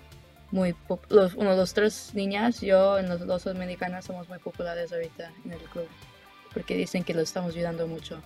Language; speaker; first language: Spanish; early bilingual, heritage; Spanish